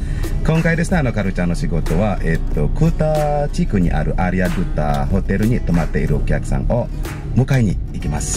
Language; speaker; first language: Japanese; non-native, fluent; Indonesian